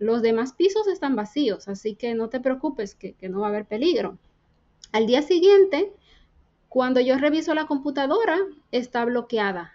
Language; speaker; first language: Spanish; native; Spanish